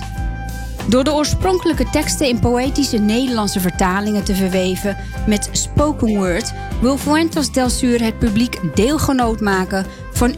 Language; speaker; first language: Dutch; native; Dutch